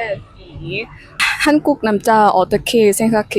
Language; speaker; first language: Korean; non-native, learner; Lao